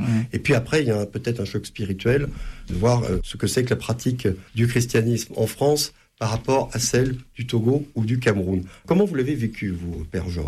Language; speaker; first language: French; native; French